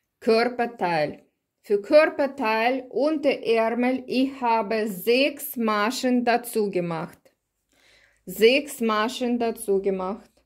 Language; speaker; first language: German; non-native, learner; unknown